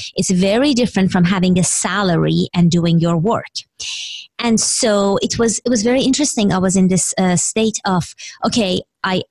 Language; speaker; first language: English; non-native, fluent; Persian